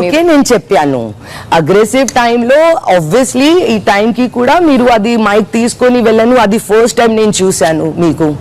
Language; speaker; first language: Telugu; non-native, fluent; Hindi